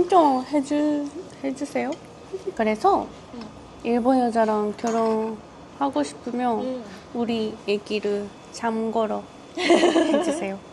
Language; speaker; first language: Korean; non-native, learner; Japanese